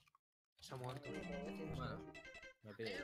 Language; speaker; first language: Spanish; native; Spanish